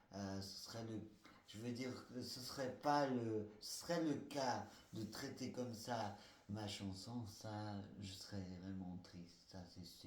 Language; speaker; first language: French; non-native, fluent; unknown